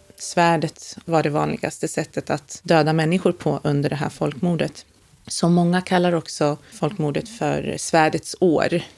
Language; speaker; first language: Swedish; native; Swedish